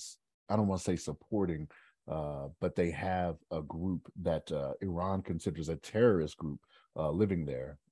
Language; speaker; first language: English; native; English